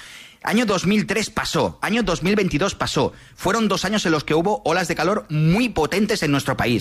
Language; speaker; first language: Spanish; native; Spanish